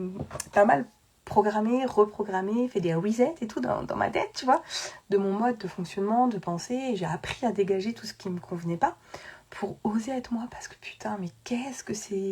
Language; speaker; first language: French; native; French